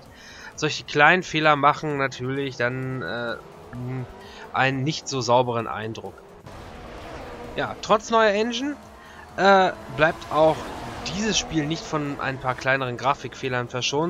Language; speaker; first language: German; native; German